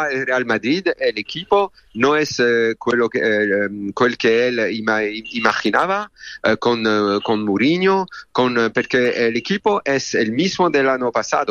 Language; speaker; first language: Spanish; non-native, learner; French